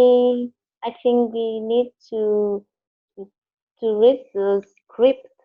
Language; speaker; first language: English; non-native, learner; Vietnamese